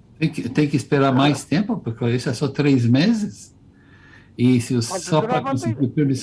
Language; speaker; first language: Portuguese; non-native, fluent; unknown